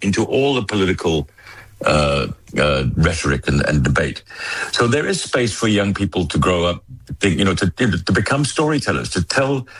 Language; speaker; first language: English; native; English